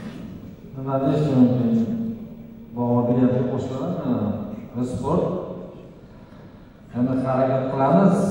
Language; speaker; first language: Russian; non-native, local second language; Uzbek